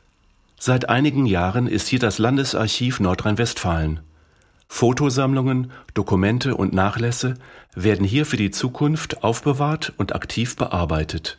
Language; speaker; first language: German; native; German